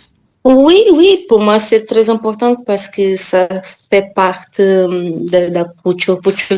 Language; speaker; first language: French; non-native, learner; Portuguese